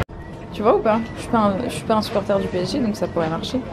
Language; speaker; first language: French; native; French